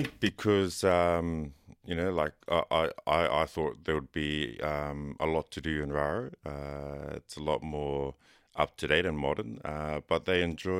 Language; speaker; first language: English; native; English